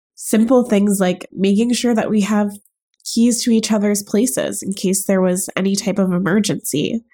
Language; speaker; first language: English; native; English